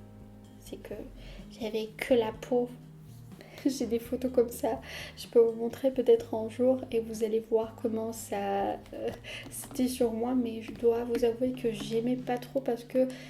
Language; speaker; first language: French; non-native, fluent; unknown